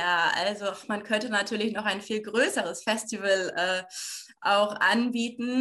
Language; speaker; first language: German; native; German